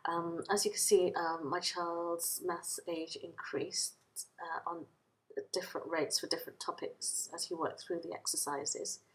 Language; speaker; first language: English; native; English